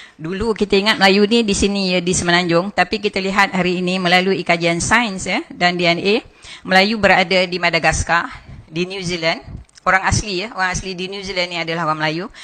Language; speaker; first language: Malay; native; Malay